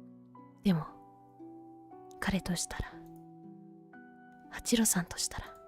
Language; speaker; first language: Japanese; non-native, learner; Vietnamese